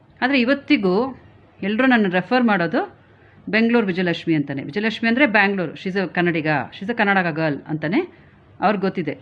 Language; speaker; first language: Kannada; non-native, local second language; Tamil